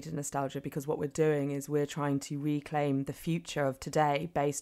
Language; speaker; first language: English; native; English